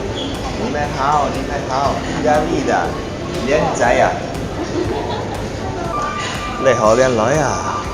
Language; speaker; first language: Chinese; non-native, learner; Italian